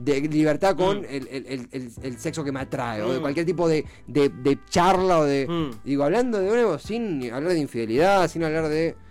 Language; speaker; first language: Spanish; native; Spanish